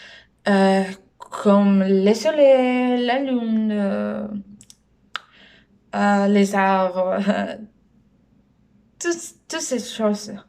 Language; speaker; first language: French; non-native, learner; Spanish